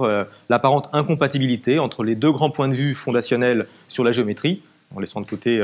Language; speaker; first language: French; native; French